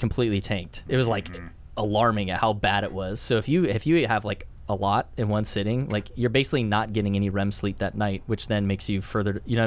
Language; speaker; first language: English; native; English